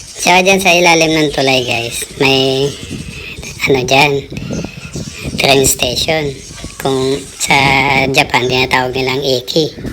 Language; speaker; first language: Filipino; native; Filipino